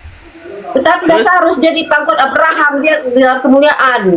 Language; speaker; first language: Indonesian; native; Indonesian